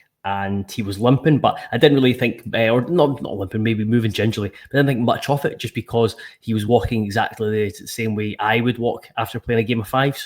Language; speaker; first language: English; native; English